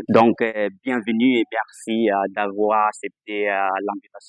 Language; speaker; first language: French; non-native, fluent; Portuguese